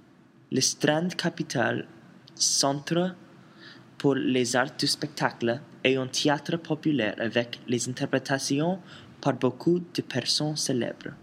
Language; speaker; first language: French; non-native, learner; English